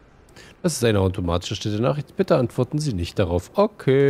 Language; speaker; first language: German; native; German